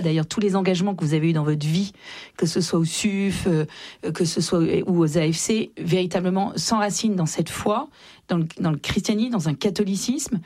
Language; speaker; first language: French; native; French